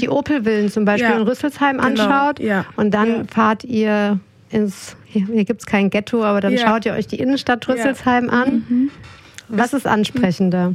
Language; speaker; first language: German; native; German